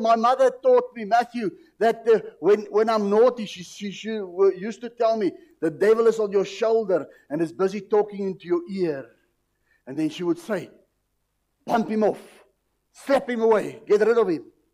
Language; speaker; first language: English; non-native, local second language; Afrikaans